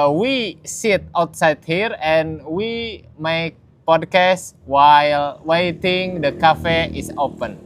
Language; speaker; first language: English; non-native, learner; Indonesian